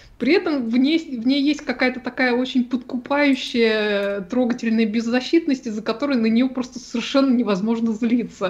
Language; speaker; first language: Russian; native; Russian